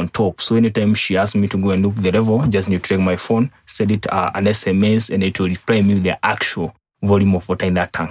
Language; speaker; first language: English; non-native, local second language; Kikuyu